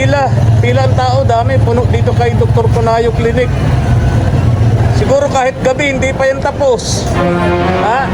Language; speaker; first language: Filipino; native; Filipino